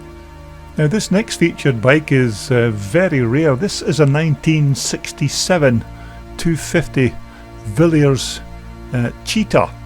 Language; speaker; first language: English; native; English